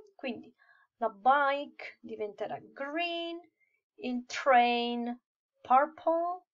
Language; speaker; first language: English; non-native, fluent; Italian